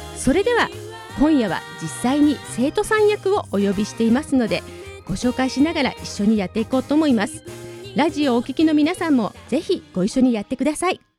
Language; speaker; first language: Japanese; native; Japanese